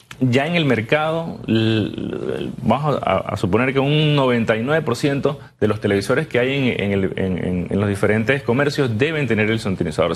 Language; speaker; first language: Spanish; native; Spanish